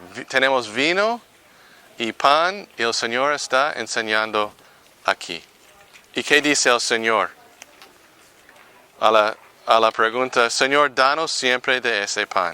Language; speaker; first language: Spanish; non-native, fluent; English